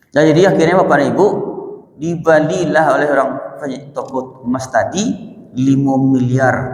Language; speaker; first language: Malay; non-native, local second language; Minangkabau